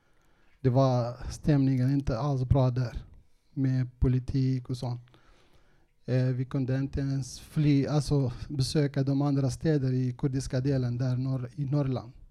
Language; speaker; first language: Swedish; non-native, local second language; Kurdish